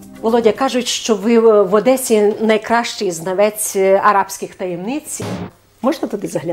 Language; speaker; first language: Ukrainian; native; Ukrainian